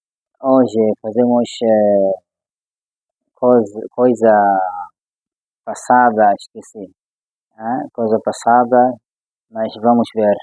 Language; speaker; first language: Portuguese; non-native, fluent; Swahili